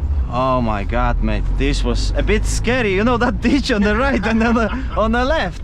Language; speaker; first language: English; non-native, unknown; Polish